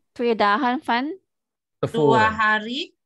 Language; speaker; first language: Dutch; non-native, learner; Indonesian